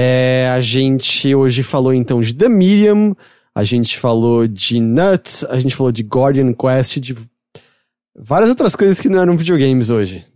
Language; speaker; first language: Portuguese; native; Portuguese